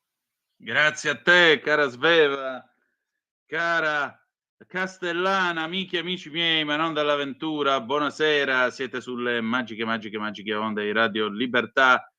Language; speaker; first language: Italian; native; Italian